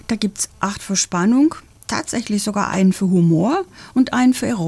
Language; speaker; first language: German; native; German